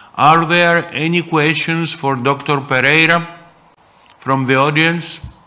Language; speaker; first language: English; non-native, fluent; Greek